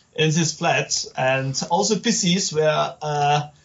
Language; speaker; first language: English; non-native, learner; German